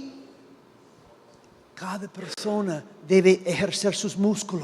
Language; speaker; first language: Spanish; non-native, fluent; English